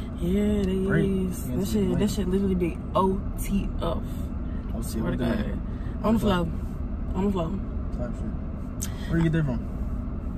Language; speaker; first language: English; native; English